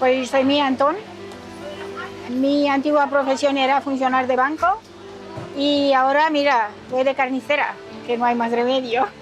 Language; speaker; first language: Spanish; non-native, fluent; Romanian